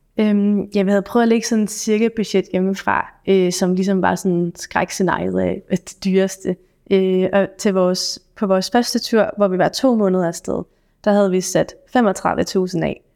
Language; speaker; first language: Danish; native; Danish